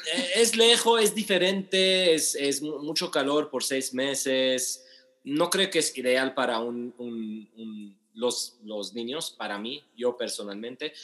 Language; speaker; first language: Spanish; non-native, fluent; Arabic